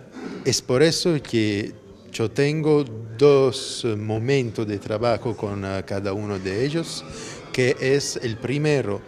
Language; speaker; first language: Spanish; non-native, fluent; Italian